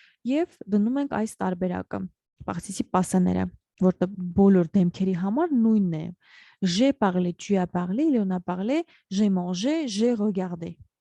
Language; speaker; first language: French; non-native, fluent; Armenian